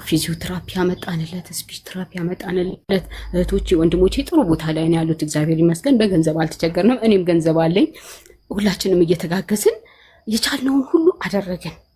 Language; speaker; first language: Amharic; native; Amharic